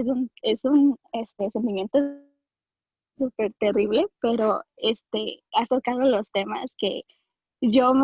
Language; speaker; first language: Spanish; early bilingual, heritage; Spanish